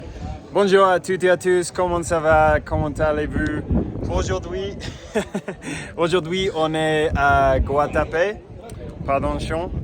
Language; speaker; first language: French; non-native, learner; English